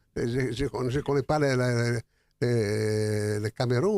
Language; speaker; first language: French; non-native, fluent; Spanish